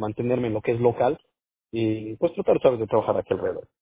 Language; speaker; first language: Spanish; native; Spanish